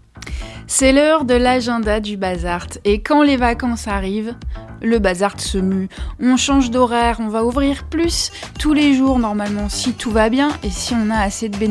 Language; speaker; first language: French; native; French